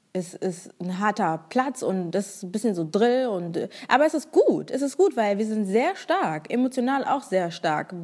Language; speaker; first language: German; early bilingual, other home language; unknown